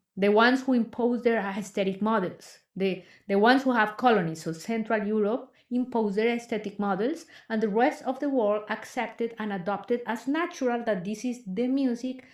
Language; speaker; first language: English; non-native, fluent; Spanish